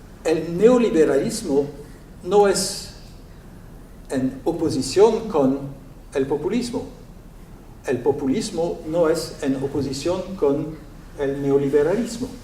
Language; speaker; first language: Spanish; non-native, learner; French